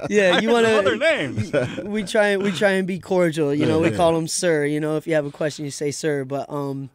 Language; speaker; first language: English; native; English